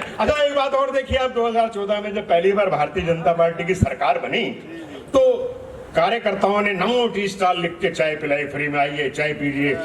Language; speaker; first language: Hindi; non-native, local second language; Punjabi